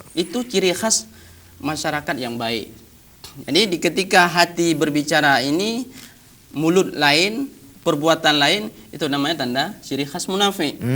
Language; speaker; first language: Indonesian; non-native, local second language; Achinese